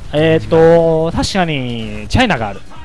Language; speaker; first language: Japanese; non-native, learner; Chinese